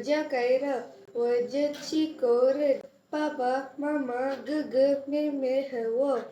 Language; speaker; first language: Chinese; non-native, learner; Malay